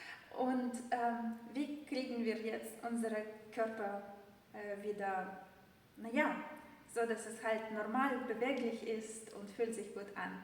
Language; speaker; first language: German; non-native, fluent; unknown